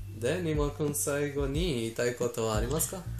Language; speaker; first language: Japanese; non-native, fluent; Persian